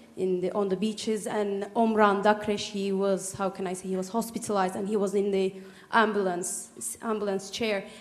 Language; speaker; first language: English; non-native, fluent; Turkish